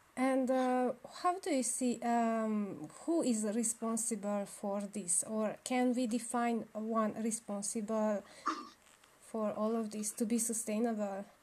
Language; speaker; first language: English; non-native, learner; Hungarian